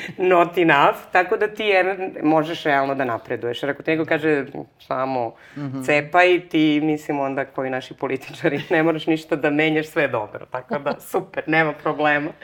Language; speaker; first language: Serbian; native; Serbian